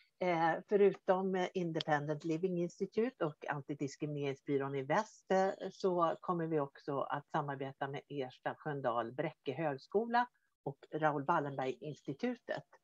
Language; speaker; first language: Swedish; native; Swedish